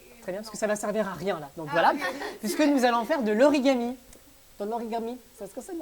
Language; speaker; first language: French; native; French